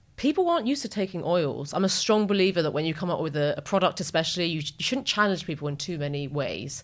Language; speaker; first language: English; native; English